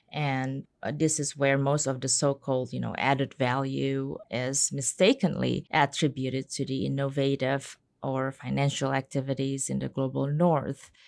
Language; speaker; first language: English; non-native, fluent; Indonesian